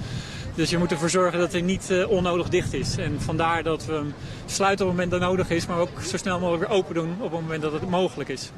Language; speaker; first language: Dutch; native; Dutch